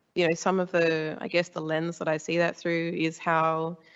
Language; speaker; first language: English; native; English